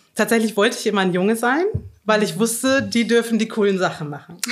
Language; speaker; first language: German; native; German